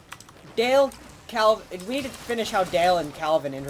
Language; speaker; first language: English; native; English